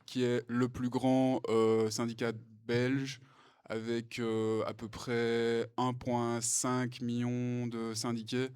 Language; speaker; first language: French; native; French